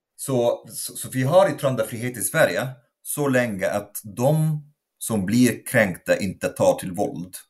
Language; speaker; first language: Swedish; non-native, fluent; Arabic